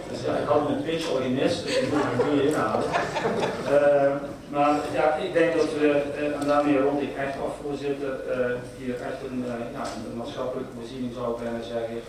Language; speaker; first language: Dutch; native; Dutch